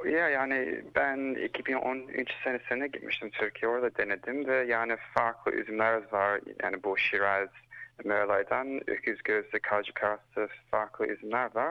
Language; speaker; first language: Turkish; early bilingual, heritage; Turkish